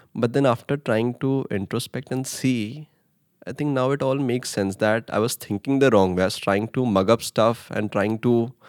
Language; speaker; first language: English; non-native, local second language; Hindi